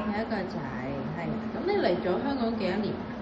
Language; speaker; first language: Cantonese; native; Cantonese